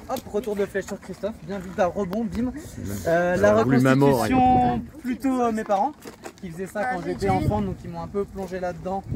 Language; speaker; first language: French; native; French